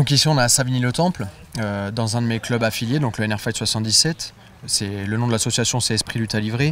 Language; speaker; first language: French; native; French